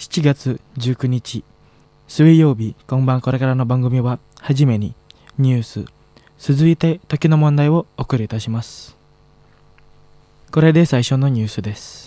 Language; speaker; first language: Japanese; non-native, fluent; Indonesian